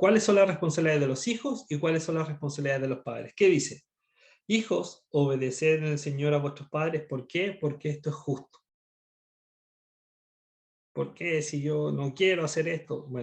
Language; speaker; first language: Spanish; native; Spanish